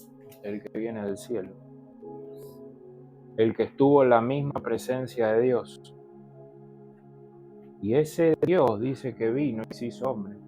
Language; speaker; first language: Spanish; native; Spanish